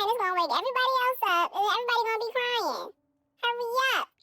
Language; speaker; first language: English; native; English